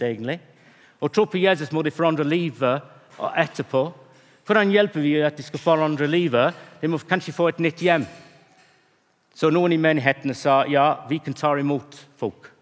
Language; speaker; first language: Norwegian; non-native, fluent; English